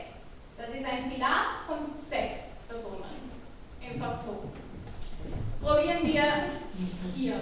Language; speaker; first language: German; non-native, learner; Catalan